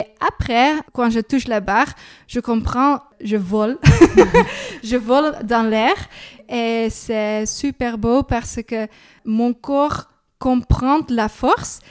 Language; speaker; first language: French; non-native, learner; Dutch